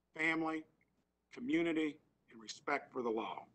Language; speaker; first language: English; native; English